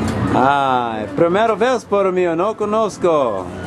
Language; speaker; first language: Spanish; non-native, learner; English